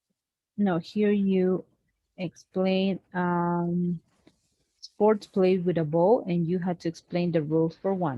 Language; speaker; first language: English; non-native, fluent; Spanish